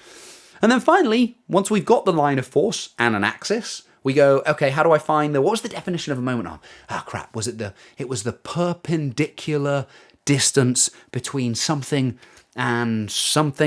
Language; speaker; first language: English; native; English